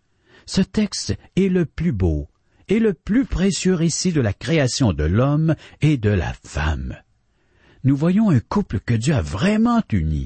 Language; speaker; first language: French; native; French